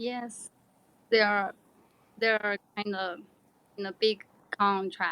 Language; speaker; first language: English; non-native, learner; Chinese